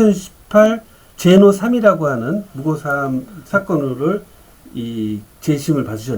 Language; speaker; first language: Korean; native; Korean